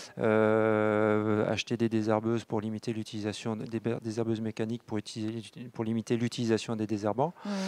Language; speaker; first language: French; native; French